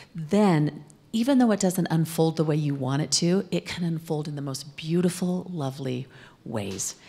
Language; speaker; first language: English; native; English